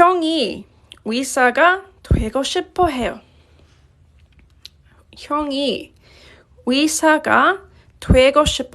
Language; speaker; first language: Korean; non-native, fluent; English